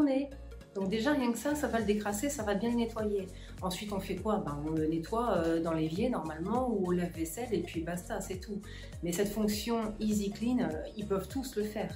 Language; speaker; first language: French; native; French